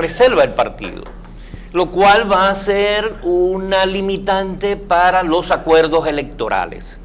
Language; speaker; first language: Spanish; native; Spanish